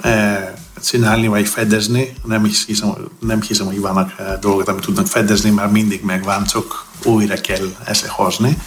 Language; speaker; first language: Hungarian; non-native, fluent; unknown